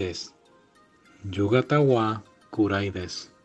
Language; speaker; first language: Japanese; non-native, learner; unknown